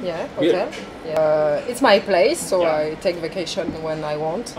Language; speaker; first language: English; non-native, learner; French